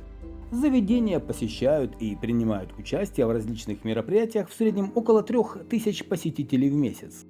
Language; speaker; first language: Russian; native; Russian